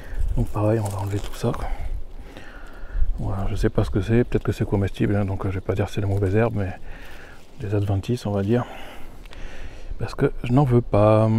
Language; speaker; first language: French; native; French